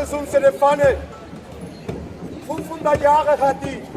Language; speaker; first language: German; non-native, learner; Spanish